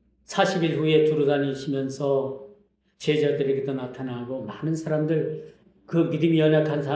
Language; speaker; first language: Korean; native; Korean